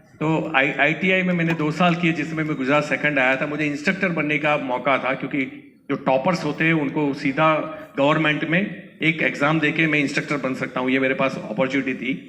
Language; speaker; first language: Hindi; non-native, local second language; Gujarati